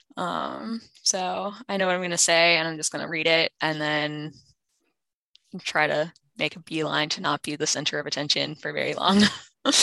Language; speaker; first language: English; native; English